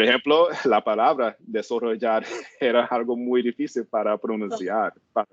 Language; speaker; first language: Spanish; non-native, learner; English